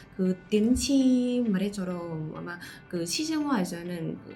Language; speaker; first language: Korean; non-native, learner; Vietnamese